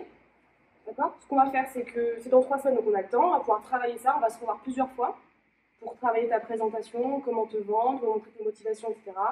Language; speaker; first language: French; native; French